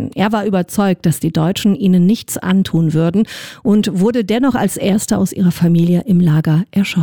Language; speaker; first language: German; native; German